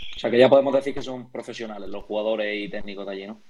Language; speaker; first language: Spanish; native; Spanish